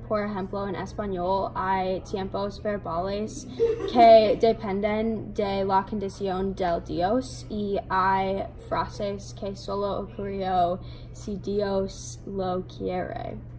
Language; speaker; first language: Spanish; non-native, learner; English